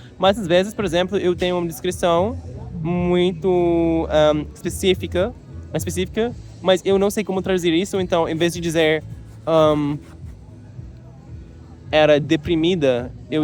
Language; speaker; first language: Portuguese; non-native, learner; English